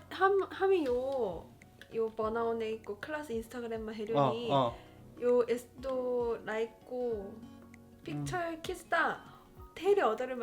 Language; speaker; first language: Nepali; non-native, learner; Korean